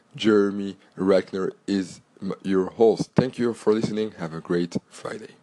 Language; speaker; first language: English; non-native, fluent; French